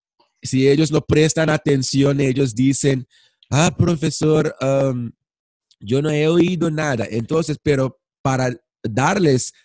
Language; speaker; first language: Spanish; non-native, fluent; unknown